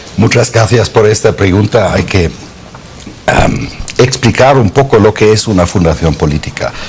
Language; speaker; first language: Spanish; non-native, fluent; German